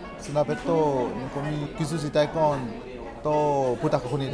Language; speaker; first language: Japanese; non-native, learner; Burmese